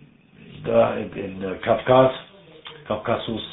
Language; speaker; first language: Russian; non-native, learner; German